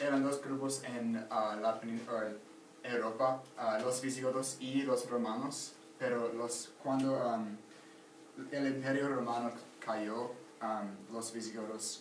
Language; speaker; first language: Spanish; non-native, learner; English